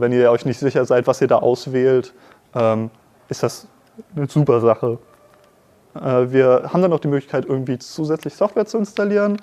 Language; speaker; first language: German; native; German